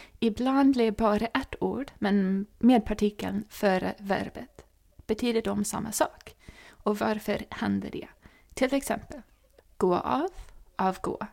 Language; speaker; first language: Swedish; non-native, fluent; English